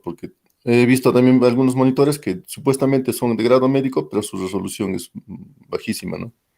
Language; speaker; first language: Spanish; native; Spanish